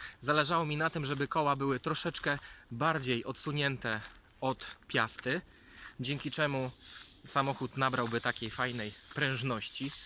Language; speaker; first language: Polish; native; Polish